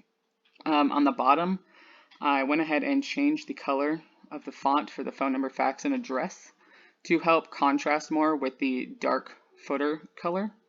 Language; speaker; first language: English; native; English